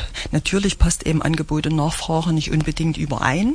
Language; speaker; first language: German; native; German